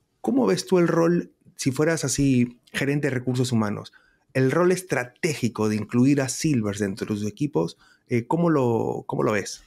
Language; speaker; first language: Spanish; native; Spanish